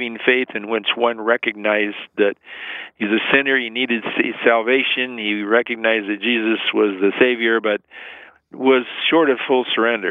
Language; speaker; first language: English; native; English